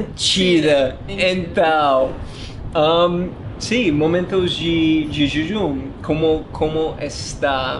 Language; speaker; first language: Portuguese; non-native, learner; English